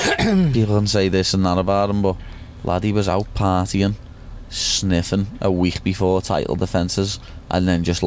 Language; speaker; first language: English; native; English